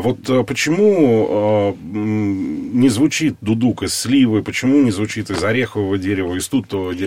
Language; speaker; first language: Russian; native; Russian